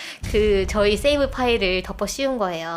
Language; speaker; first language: Korean; native; Korean